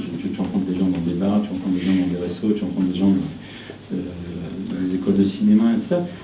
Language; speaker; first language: French; non-native, fluent; Spanish